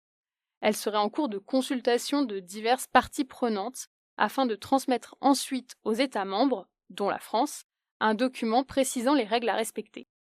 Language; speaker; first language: French; native; French